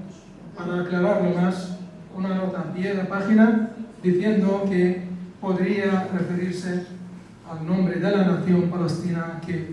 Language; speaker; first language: Spanish; non-native, fluent; Arabic